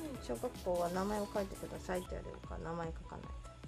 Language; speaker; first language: Japanese; native; Japanese